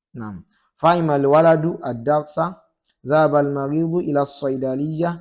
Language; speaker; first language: Arabic; non-native, fluent; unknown